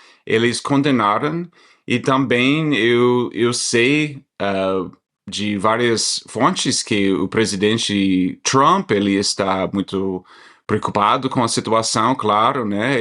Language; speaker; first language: Portuguese; non-native, fluent; English